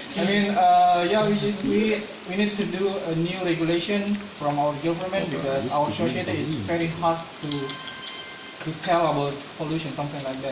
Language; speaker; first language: English; non-native, learner; Indonesian